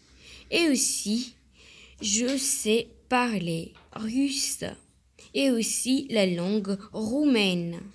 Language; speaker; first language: French; early bilingual, other home language; Romanian